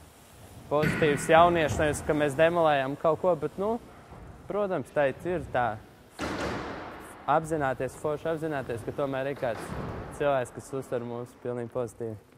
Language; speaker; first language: Latvian; native; Latvian